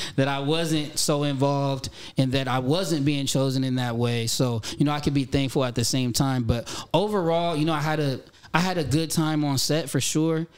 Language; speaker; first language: English; native; English